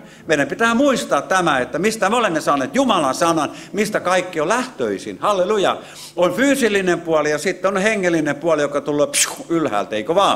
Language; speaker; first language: Finnish; native; Finnish